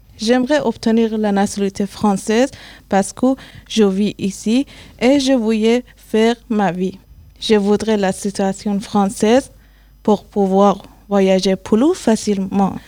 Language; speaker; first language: French; non-native, learner; Persian